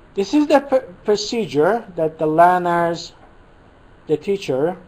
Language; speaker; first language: English; non-native, fluent; Persian